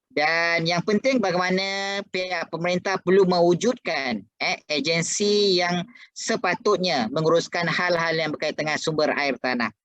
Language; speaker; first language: Malay; native; Malay